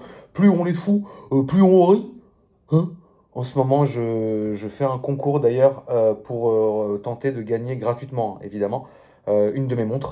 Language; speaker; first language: French; native; French